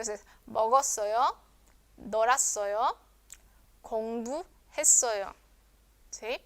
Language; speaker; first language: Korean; non-native, fluent; Spanish